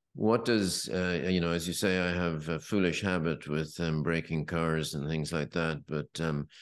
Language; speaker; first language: English; native; English